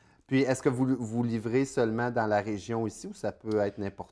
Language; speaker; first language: French; native; French